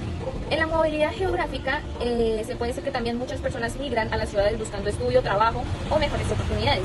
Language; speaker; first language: Spanish; native; Spanish